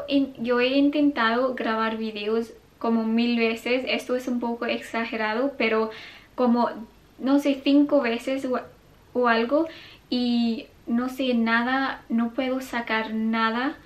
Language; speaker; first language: Spanish; non-native, fluent; English